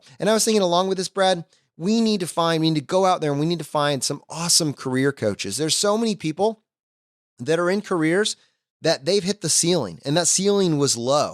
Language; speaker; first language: English; native; English